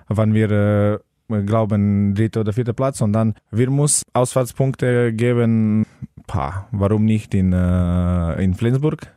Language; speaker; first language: German; non-native, learner; Slovenian